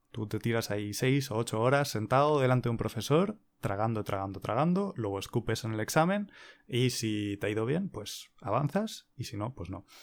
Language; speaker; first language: Spanish; native; Spanish